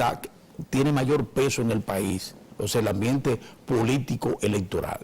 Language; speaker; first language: Spanish; native; Spanish